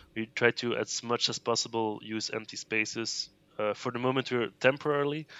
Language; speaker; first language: English; non-native, fluent; Dutch